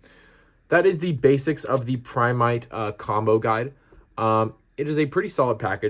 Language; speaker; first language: English; native; English